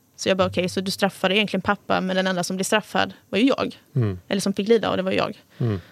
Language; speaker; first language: Swedish; native; Swedish